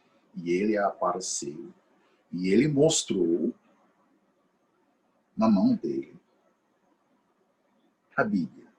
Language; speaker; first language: Portuguese; non-native, fluent; English